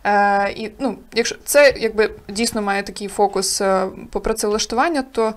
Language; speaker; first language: Ukrainian; native; Ukrainian